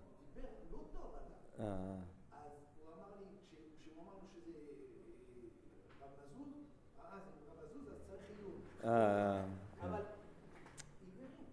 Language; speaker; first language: Hebrew; non-native, fluent; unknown